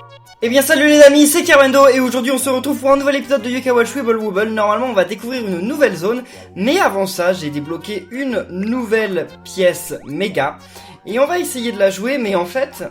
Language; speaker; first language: French; native; French